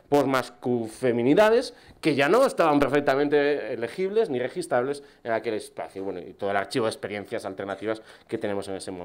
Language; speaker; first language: Spanish; native; Spanish